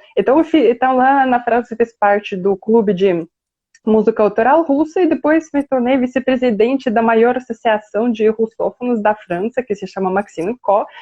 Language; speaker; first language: Portuguese; non-native, fluent; Russian